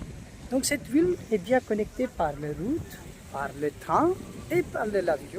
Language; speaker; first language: French; non-native, learner; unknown